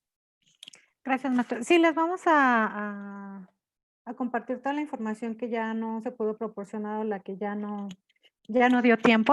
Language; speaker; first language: Spanish; native; Spanish